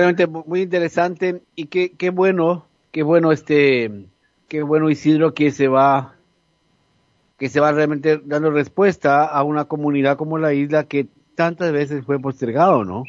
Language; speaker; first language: Spanish; native; Spanish